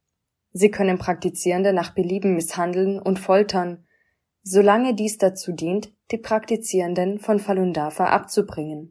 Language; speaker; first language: German; native; German